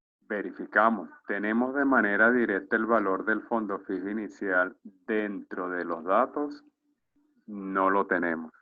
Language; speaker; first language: Spanish; native; Spanish